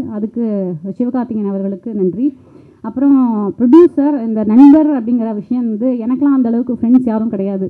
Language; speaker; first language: Tamil; native; Tamil